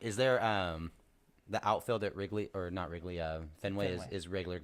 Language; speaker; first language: English; native; English